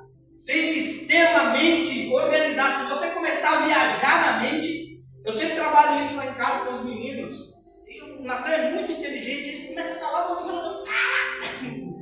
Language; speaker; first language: Portuguese; native; Portuguese